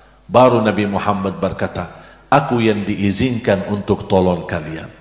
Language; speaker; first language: Indonesian; non-native, fluent; Arabic